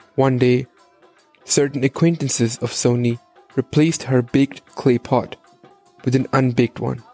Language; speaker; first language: English; non-native, local second language; Punjabi